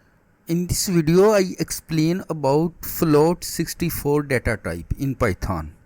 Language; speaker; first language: English; non-native, learner; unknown